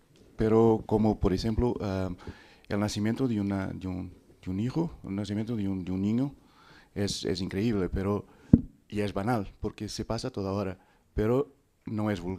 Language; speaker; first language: Spanish; non-native, fluent; Portuguese